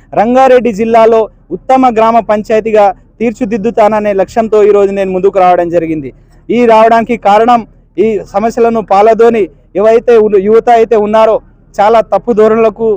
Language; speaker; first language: Telugu; native; Telugu